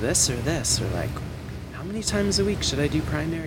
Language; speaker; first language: English; native; English